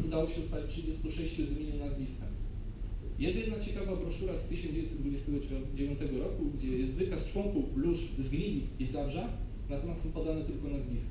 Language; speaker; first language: Polish; native; Polish